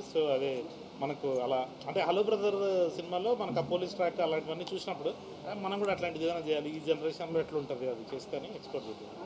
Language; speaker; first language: Telugu; native; Telugu